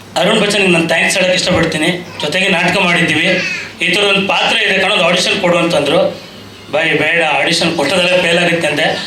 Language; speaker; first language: Kannada; native; Kannada